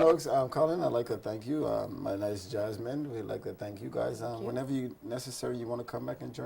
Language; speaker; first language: English; native; English